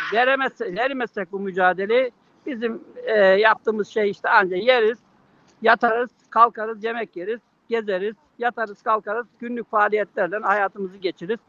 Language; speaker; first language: Turkish; native; Turkish